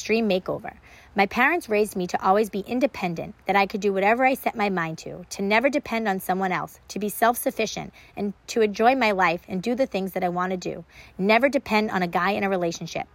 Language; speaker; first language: English; native; English